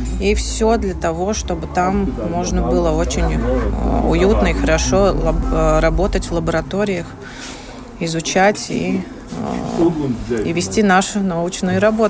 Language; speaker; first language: Russian; non-native, local second language; Latvian